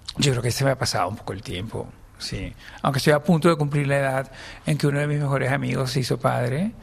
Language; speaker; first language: Spanish; native; Spanish